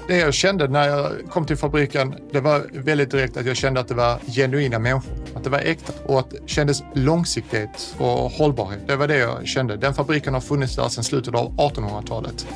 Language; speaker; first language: Swedish; native; Swedish